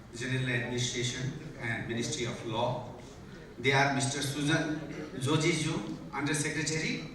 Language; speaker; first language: English; non-native, local second language; Nepali